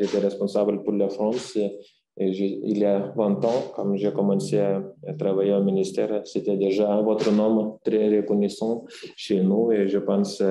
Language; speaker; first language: French; non-native, fluent; Lithuanian